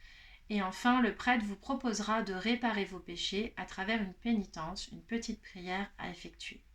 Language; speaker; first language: French; native; French